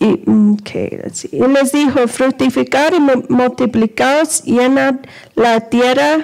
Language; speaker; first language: Spanish; early bilingual, heritage; Spanish